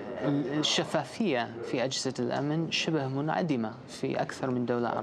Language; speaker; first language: Arabic; non-native, fluent; English